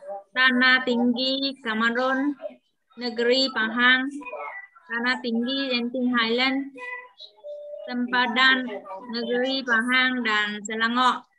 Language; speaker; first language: Indonesian; non-native, learner; Vietnamese